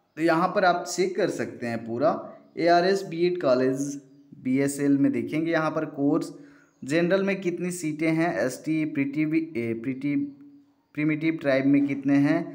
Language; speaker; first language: Hindi; native; Hindi